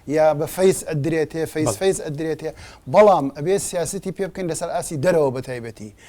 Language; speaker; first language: Central Kurdish; native; Central Kurdish